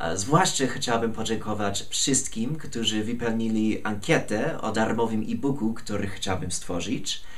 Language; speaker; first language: Polish; non-native, fluent; English